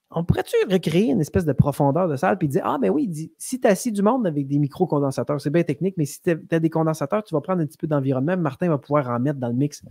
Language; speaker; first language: French; native; French